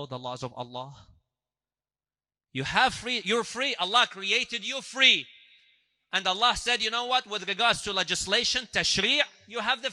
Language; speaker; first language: English; native; English